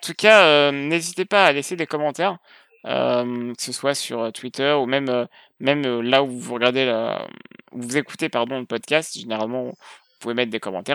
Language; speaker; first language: French; native; French